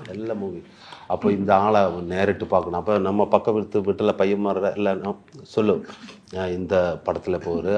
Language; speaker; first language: Tamil; non-native, learner; Malayalam